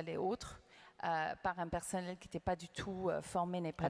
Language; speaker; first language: French; non-native, fluent; English